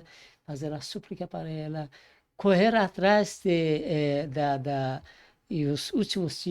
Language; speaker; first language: Portuguese; non-native, learner; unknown